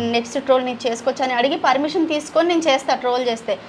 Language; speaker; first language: Telugu; non-native, local second language; Hindi